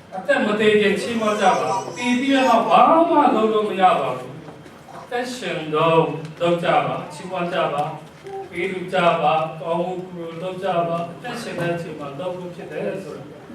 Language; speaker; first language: Burmese; non-native, local second language; Kachin